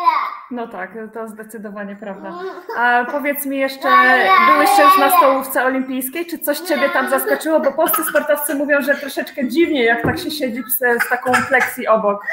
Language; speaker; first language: Polish; native; Polish